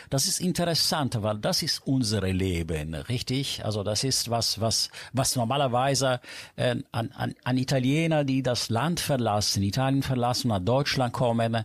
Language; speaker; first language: German; non-native, fluent; Italian